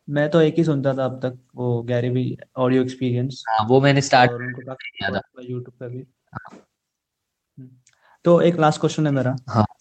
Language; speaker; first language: Hindi; native; Hindi